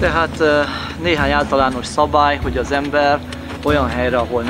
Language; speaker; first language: Hungarian; native; Hungarian